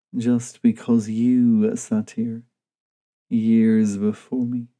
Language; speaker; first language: English; native; English